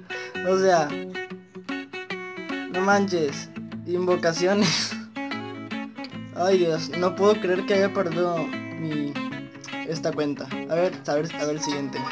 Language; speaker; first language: Spanish; native; Spanish